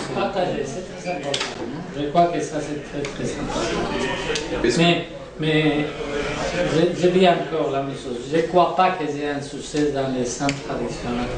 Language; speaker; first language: French; non-native, learner; Spanish